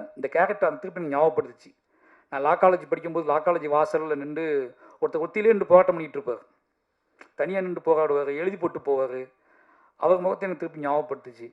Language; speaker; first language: Tamil; native; Tamil